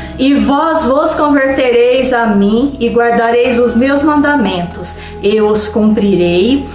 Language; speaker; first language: Portuguese; native; Portuguese